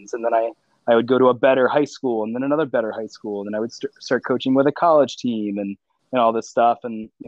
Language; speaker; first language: English; native; English